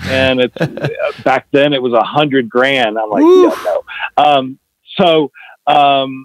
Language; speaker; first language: English; native; English